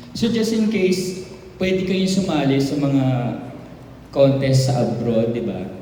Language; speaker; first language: Filipino; native; Filipino